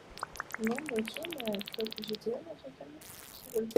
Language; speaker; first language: French; native; French